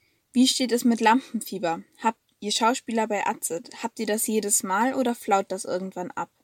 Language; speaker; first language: German; native; German